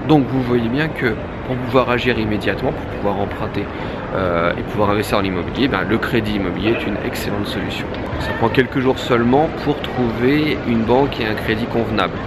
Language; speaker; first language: French; native; French